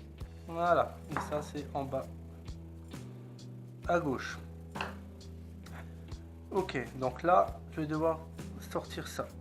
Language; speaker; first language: French; native; French